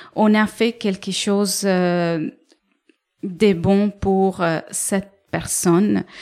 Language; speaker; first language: French; non-native, fluent; Spanish